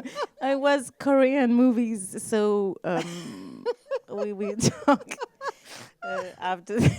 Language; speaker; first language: English; non-native, learner; French